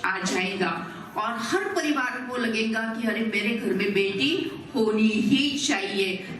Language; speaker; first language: Hindi; non-native, local second language; Marathi